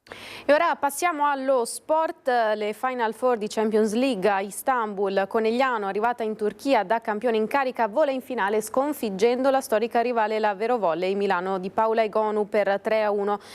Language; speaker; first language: Italian; native; Italian